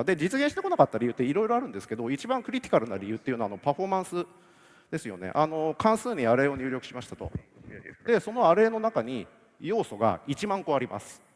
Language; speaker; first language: Japanese; native; Japanese